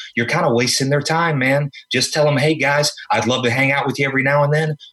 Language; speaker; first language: English; native; English